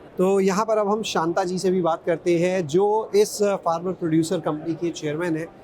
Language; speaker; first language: Hindi; native; Hindi